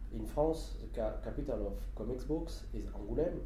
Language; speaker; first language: English; non-native, learner; French